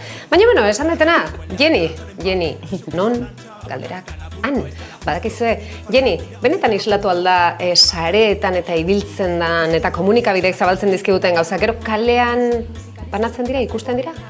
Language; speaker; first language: Basque; native; Basque